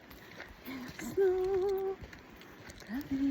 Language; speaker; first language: Filipino; native; Filipino